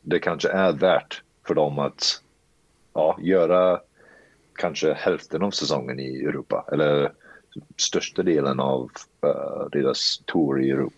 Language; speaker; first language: Swedish; early bilingual, heritage; Swedish